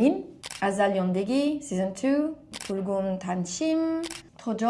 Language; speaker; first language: Korean; non-native, learner; French